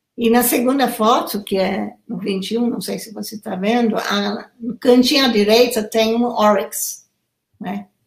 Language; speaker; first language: Portuguese; non-native, fluent; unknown